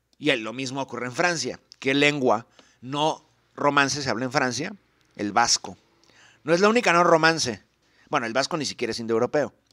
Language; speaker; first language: Spanish; native; Spanish